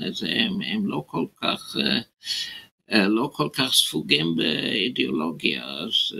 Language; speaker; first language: Hebrew; non-native, fluent; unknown